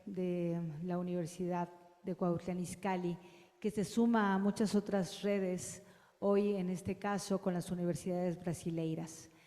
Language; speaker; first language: Spanish; native; Spanish